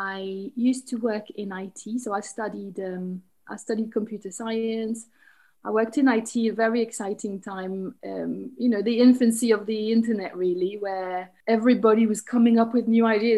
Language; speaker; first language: English; non-native, fluent; French